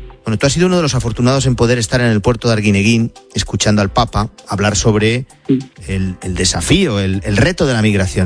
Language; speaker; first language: Spanish; native; Spanish